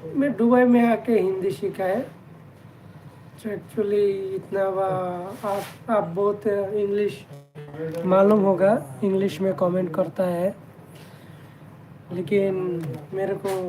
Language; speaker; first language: Hindi; non-native, learner; Bangla